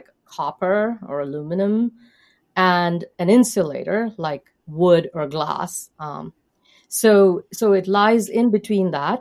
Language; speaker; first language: English; non-native, local second language; Hindi